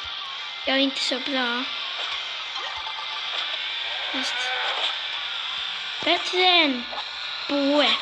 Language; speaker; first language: Swedish; native; Swedish